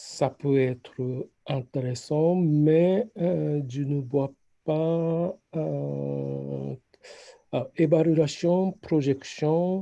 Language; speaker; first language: French; non-native, fluent; Japanese